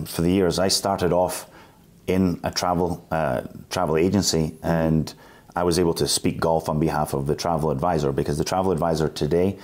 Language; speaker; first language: English; native; English